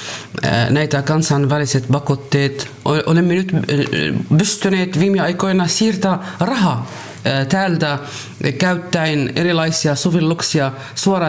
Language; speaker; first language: Finnish; non-native, learner; Arabic